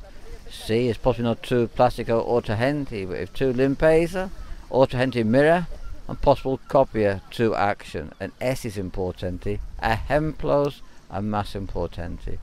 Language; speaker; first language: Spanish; non-native, learner; English